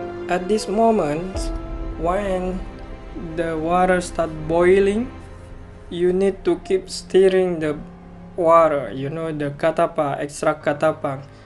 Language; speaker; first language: English; non-native, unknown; Indonesian